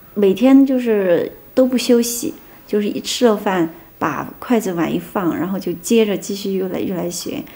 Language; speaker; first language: Chinese; native; Chinese